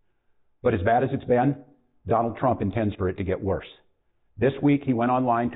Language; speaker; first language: English; native; English